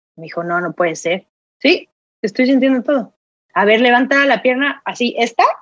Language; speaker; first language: Spanish; native; Spanish